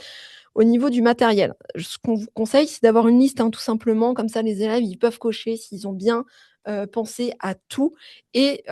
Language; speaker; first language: French; native; French